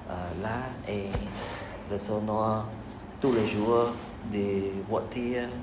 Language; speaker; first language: French; non-native, learner; Khmer